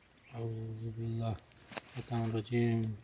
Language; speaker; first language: Arabic; non-native, learner; Urdu